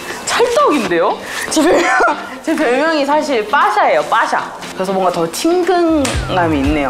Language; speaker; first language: Korean; early bilingual, other home language; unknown